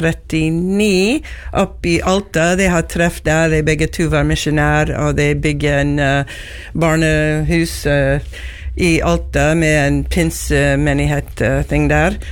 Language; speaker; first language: Norwegian; non-native, learner; English